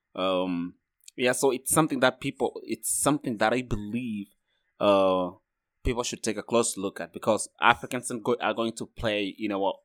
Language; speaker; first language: English; non-native, fluent; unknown